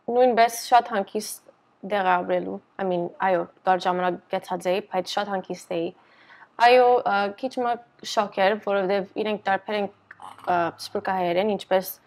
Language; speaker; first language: Armenian; early bilingual, heritage; Armenian